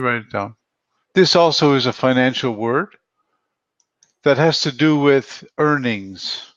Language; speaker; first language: English; non-native, fluent; Spanish